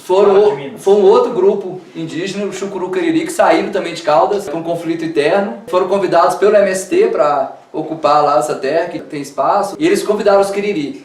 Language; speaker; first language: Portuguese; native; Portuguese